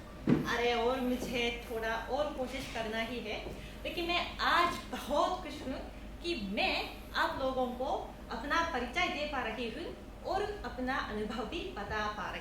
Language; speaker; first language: Hindi; non-native, fluent; Japanese